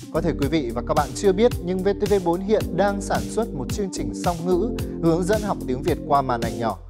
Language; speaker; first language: Vietnamese; native; Vietnamese